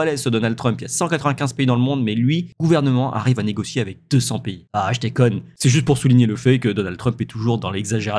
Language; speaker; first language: French; native; French